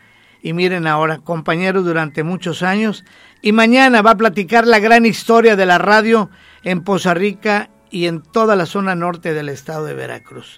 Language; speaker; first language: Spanish; native; Spanish